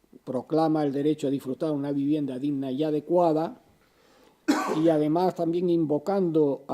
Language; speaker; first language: Spanish; native; Spanish